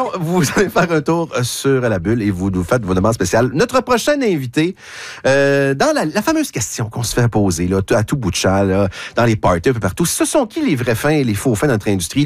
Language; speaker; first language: French; native; French